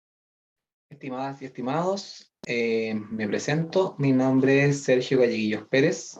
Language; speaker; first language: Spanish; native; Spanish